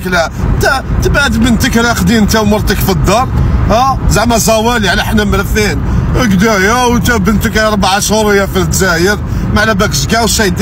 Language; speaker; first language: Arabic; native; Arabic